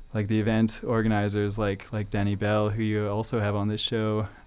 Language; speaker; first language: English; native; English